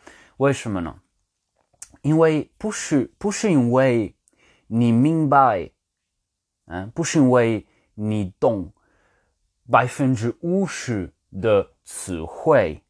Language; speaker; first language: Chinese; non-native, learner; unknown